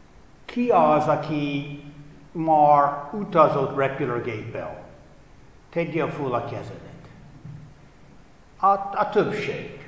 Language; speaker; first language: Hungarian; non-native, fluent; English